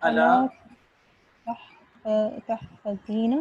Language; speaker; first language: Arabic; non-native, learner; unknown